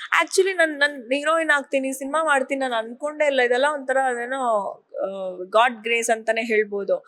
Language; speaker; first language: Kannada; native; Kannada